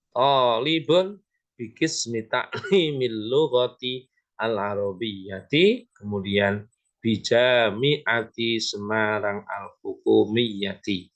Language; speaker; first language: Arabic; non-native, fluent; Indonesian